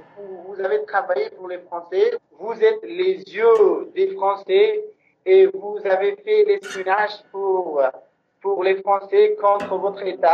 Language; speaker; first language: French; non-native, local second language; Persian